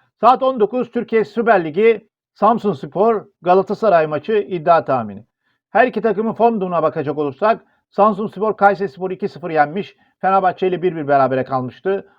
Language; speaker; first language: Turkish; native; Turkish